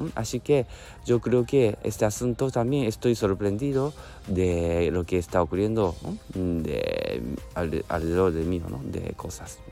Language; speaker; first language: Spanish; non-native, learner; Japanese